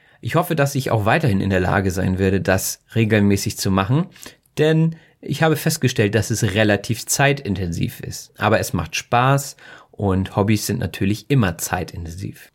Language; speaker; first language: German; native; German